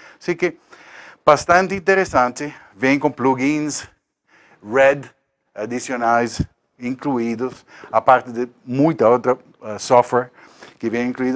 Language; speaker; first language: Portuguese; non-native, learner; Spanish